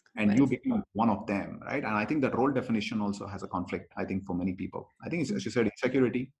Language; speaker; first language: English; non-native, local second language; Kannada